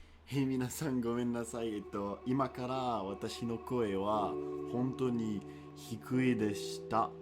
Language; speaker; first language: Japanese; non-native, learner; French